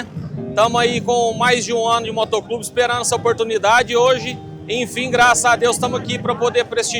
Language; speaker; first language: Portuguese; native; Portuguese